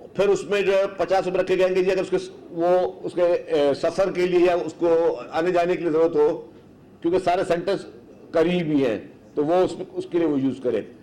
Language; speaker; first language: Urdu; non-native, local second language; Sindhi